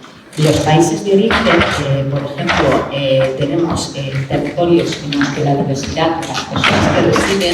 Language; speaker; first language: Spanish; native; Spanish